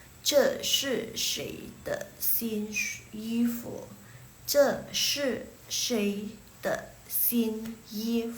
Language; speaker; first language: Chinese; non-native, fluent; Indonesian